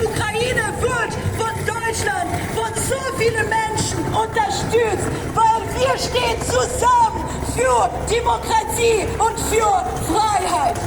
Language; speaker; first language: German; non-native, learner; Ukrainian